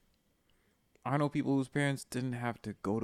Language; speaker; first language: English; native; English